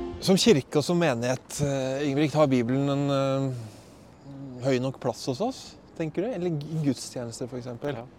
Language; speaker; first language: Norwegian; native; Norwegian